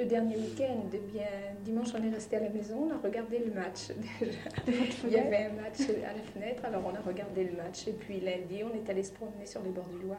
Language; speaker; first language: French; native; French